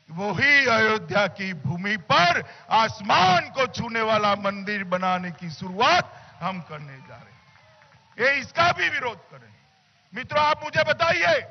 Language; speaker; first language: Hindi; non-native, local second language; Gujarati